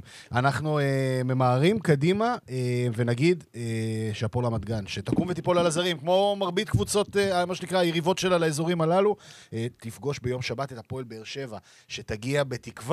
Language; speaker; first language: Hebrew; native; Hebrew